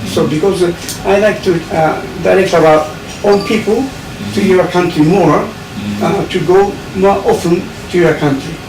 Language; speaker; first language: English; non-native, learner; Japanese